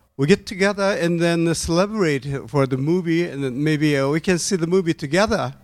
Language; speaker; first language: English; non-native, learner; Japanese